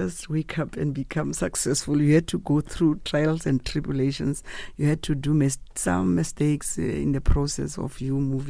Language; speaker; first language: English; non-native, local second language; Tswana